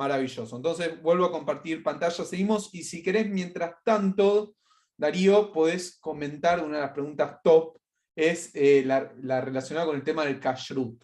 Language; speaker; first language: Spanish; native; Spanish